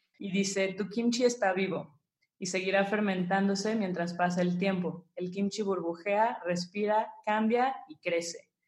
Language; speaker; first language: Spanish; native; Spanish